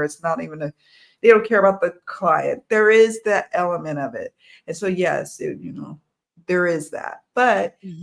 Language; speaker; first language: English; native; English